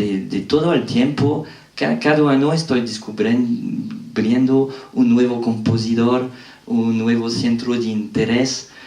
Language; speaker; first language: Spanish; non-native, fluent; French